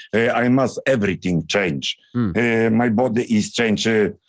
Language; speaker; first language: English; non-native, learner; Polish